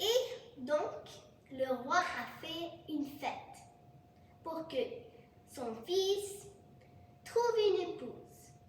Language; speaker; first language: French; non-native, learner; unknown